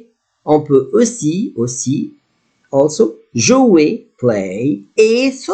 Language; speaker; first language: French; non-native, fluent; Arabic